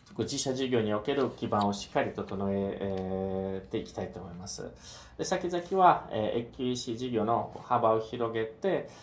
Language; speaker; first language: Japanese; non-native, fluent; Ukrainian